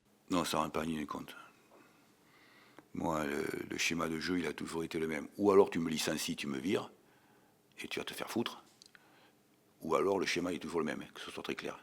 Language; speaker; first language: French; native; French